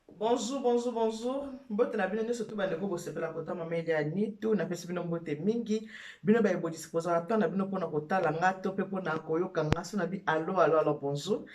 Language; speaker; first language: Lingala; native; Lingala